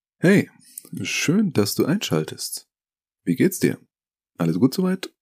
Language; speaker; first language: German; native; German